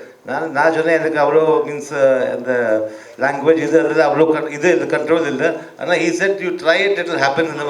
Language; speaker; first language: Tamil; early bilingual, heritage; Tamil